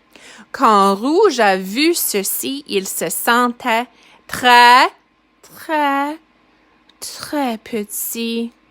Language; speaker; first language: French; non-native, fluent; English